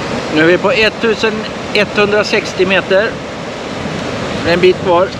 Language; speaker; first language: Swedish; native; Swedish